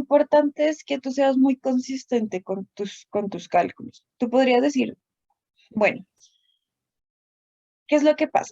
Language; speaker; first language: Spanish; native; Spanish